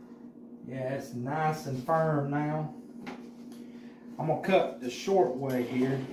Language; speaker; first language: English; native; English